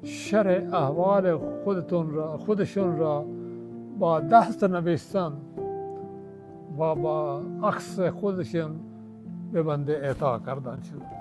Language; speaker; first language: Persian; non-native, fluent; Urdu